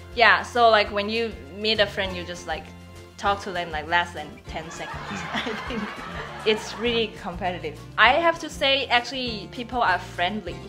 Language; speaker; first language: English; non-native, fluent; Chinese